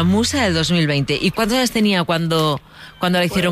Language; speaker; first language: Spanish; native; Spanish